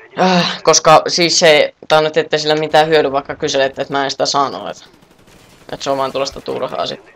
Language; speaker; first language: Finnish; native; Finnish